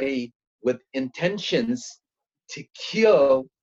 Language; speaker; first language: English; non-native, fluent; Tigrinya